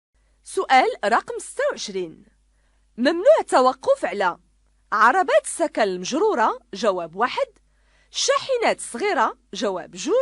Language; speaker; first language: Arabic; native; Arabic